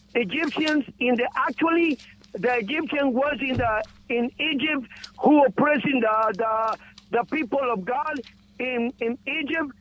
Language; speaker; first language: English; non-native, learner; Spanish